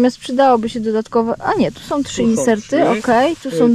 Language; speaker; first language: Polish; native; Polish